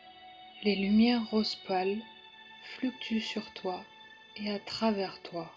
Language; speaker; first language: French; native; French